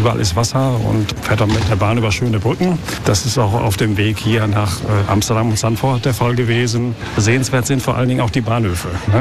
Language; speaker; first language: German; native; German